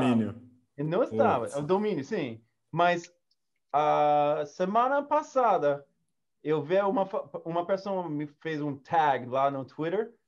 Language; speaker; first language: Portuguese; non-native, learner; English